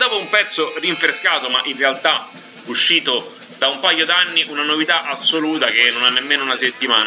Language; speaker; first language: Italian; native; Italian